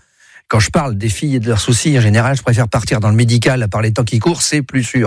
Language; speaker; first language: French; native; French